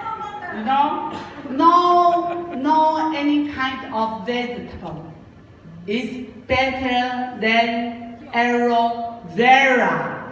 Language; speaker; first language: English; non-native, learner; Japanese